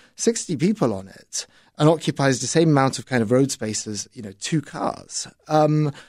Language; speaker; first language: English; native; English